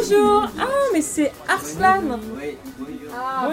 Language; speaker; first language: French; native; French